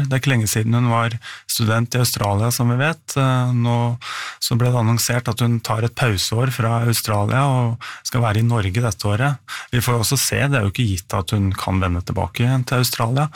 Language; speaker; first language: Norwegian; native; Norwegian